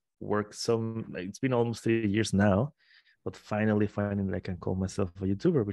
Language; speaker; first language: English; non-native, fluent; Spanish